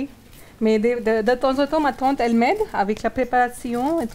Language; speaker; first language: French; non-native, learner; Hindi